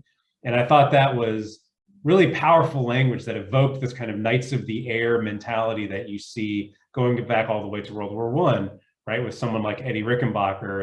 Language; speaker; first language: English; native; English